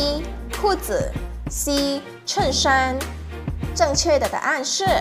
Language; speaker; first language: Chinese; non-native, fluent; Indonesian